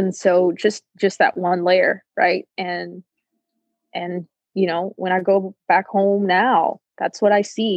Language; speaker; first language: English; native; English